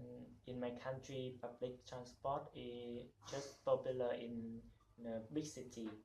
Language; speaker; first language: English; non-native, learner; Vietnamese